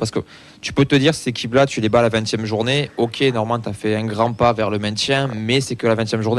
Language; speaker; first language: French; native; French